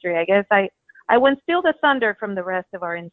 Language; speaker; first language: English; non-native, fluent; Spanish